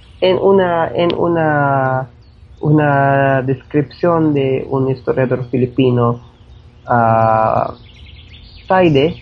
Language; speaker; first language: Spanish; non-native, fluent; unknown